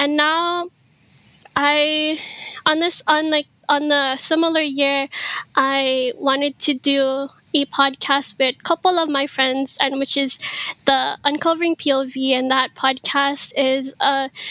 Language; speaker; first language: English; early bilingual, other home language; Iloko